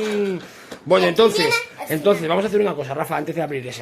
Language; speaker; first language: Spanish; native; Spanish